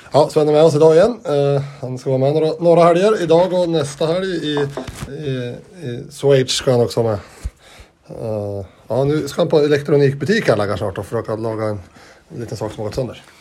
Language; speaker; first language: Swedish; native; Swedish